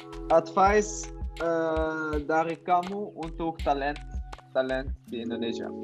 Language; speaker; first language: Indonesian; non-native, learner; Dutch